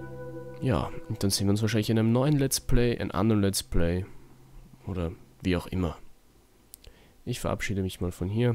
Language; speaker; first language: German; native; German